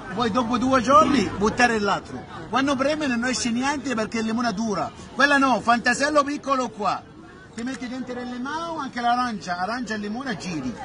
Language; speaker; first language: Italian; non-native, learner; Bambara